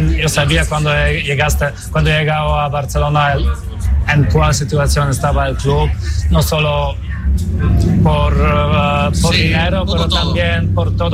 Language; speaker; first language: Spanish; non-native, fluent; Polish